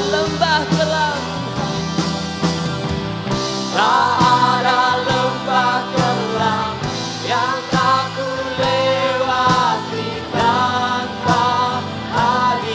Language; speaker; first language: Indonesian; native; Indonesian